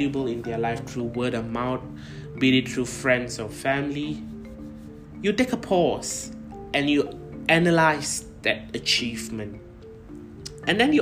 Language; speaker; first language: English; non-native, local second language; Tamil